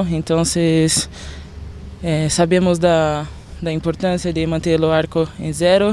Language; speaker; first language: Spanish; non-native, learner; Portuguese